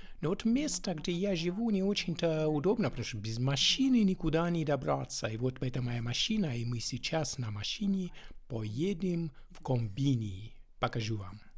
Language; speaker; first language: Russian; non-native, fluent; Japanese